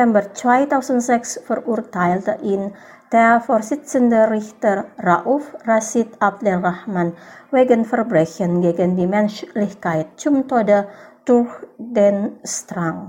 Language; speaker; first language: German; non-native, fluent; Indonesian